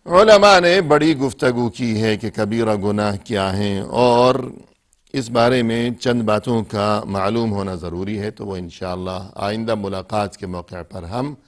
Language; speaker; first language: Urdu; native; Urdu